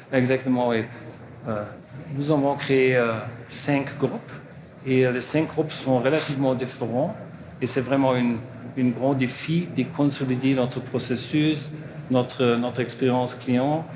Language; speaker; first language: French; non-native, learner; German